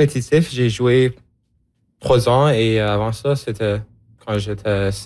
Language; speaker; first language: French; non-native, local second language; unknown